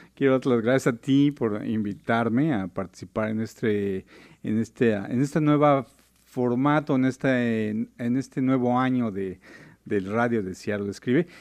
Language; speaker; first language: Spanish; native; Spanish